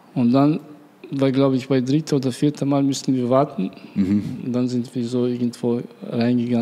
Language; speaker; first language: German; non-native, learner; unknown